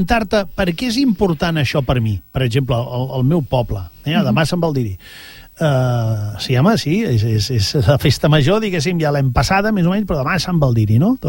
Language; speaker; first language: Catalan; native; Catalan